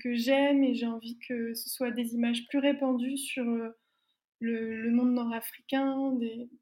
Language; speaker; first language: French; native; French